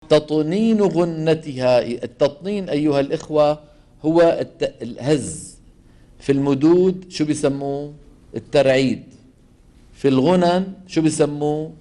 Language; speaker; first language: Arabic; native; Arabic